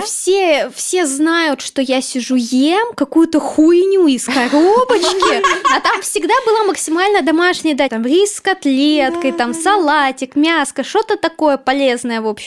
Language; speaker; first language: Russian; native; Russian